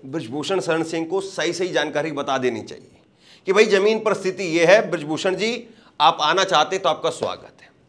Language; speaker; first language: Hindi; native; Hindi